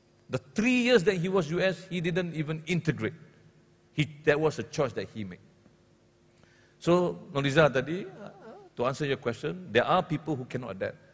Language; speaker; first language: English; non-native, local second language; Malay